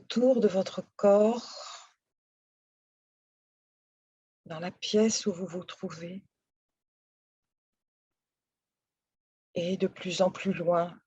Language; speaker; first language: French; native; French